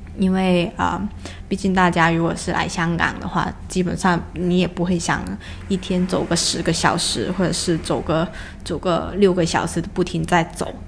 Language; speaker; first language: Chinese; non-native, local second language; Cantonese